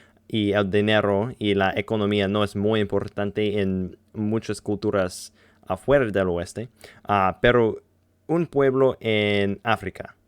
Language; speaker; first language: Spanish; non-native, learner; English